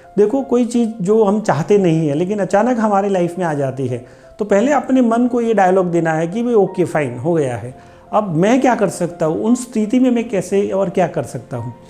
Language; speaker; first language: Hindi; non-native, local second language; Gujarati